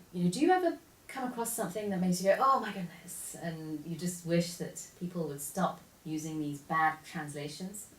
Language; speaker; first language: English; early bilingual, other home language; Korean